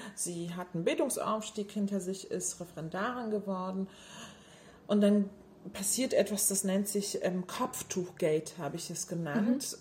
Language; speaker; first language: German; early bilingual, other home language; Turkish